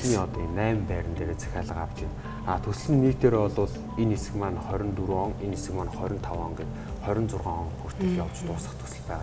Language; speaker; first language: Mongolian; native; Mongolian